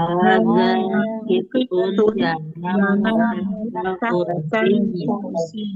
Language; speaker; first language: Arabic; non-native, learner; Indonesian